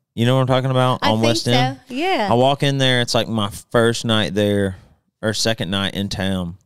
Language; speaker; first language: English; native; English